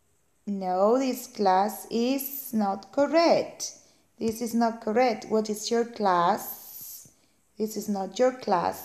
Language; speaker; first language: English; non-native, fluent; Spanish